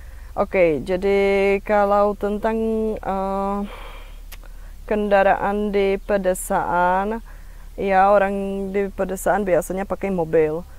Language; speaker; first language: Indonesian; non-native, fluent; Czech